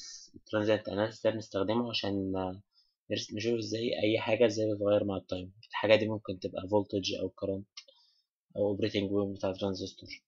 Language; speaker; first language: Arabic; native; Arabic